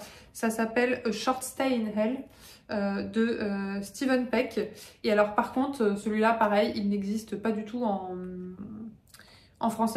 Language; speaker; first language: French; native; French